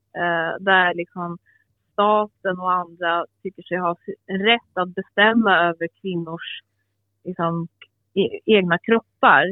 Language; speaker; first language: Swedish; early bilingual, other home language; Albanian